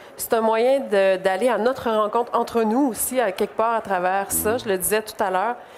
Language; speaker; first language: French; native; French